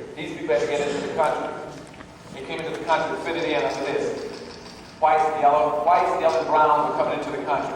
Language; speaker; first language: English; native; English